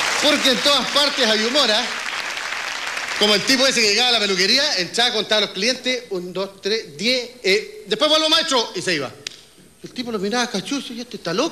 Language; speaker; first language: Spanish; native; Spanish